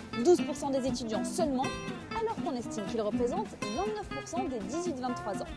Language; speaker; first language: French; native; French